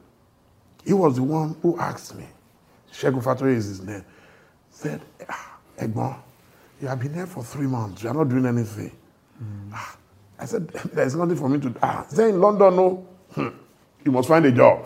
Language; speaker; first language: English; non-native, local second language; Yoruba